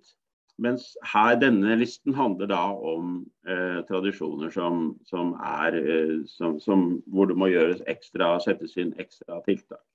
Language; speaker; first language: Norwegian; native; Norwegian